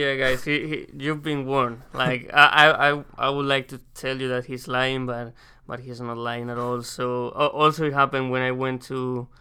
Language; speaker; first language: English; non-native, fluent; Spanish